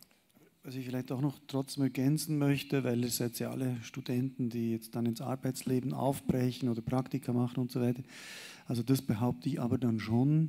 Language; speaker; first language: German; native; German